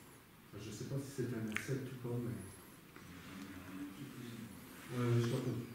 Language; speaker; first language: French; native; French